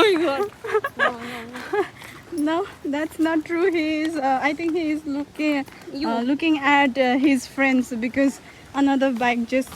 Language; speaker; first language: English; non-native, learner; Nepali